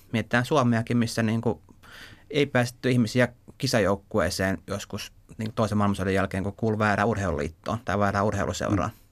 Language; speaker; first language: Finnish; native; Finnish